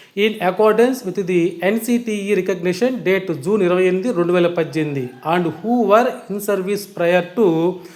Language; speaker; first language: English; non-native, local second language; Telugu